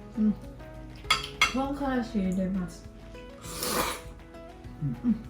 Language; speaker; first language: Japanese; non-native, learner; Thai